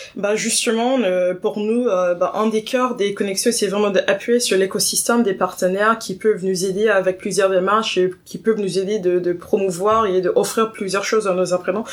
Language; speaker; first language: French; non-native, fluent; English